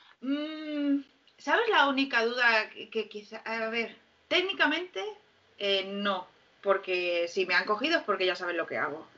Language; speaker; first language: Spanish; native; Spanish